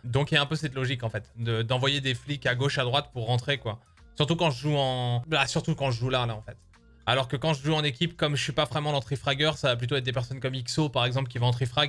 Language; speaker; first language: French; native; French